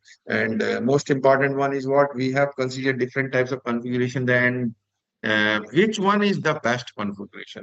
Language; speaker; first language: English; non-native, local second language; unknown